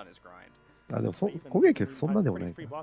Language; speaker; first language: Japanese; native; Japanese